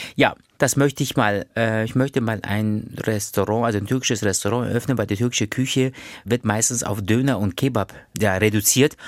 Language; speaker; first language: German; early bilingual, other home language; Turkish